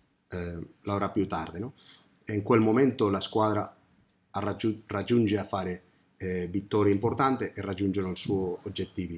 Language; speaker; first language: Italian; non-native, fluent; Spanish